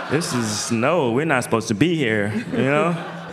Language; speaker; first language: English; native; English